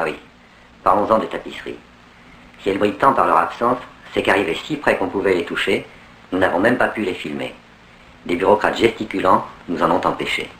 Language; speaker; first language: French; native; French